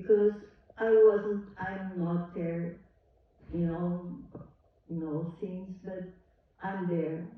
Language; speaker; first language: English; non-native, learner; Portuguese